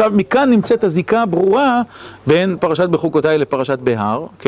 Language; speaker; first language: Hebrew; native; Hebrew